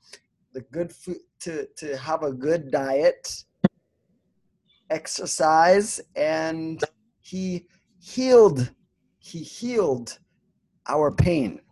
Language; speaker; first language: English; non-native, fluent; Swedish